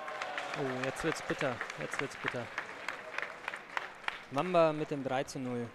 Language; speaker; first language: German; native; German